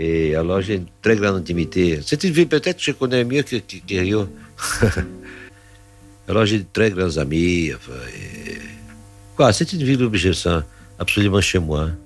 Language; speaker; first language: French; non-native, fluent; Portuguese